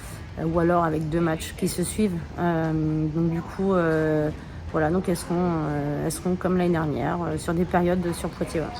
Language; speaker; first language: French; native; French